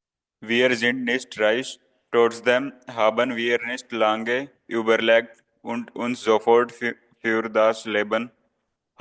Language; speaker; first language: German; non-native, learner; Hindi